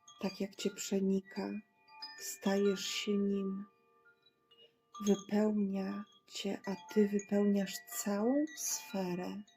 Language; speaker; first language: Polish; native; Polish